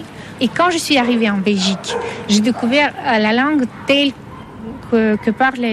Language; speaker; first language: French; non-native, fluent; Russian